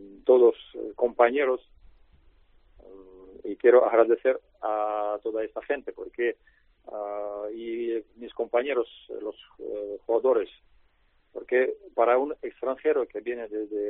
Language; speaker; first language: Spanish; non-native, learner; Russian